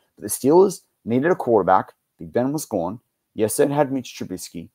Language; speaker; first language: English; native; English